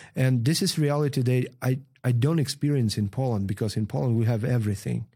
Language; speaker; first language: English; non-native, fluent; Ukrainian